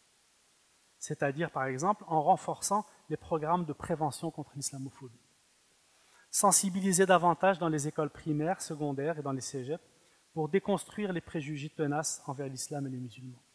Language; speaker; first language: French; non-native, fluent; Arabic